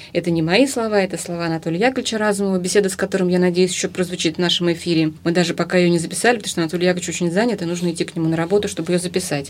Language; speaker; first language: Russian; native; Russian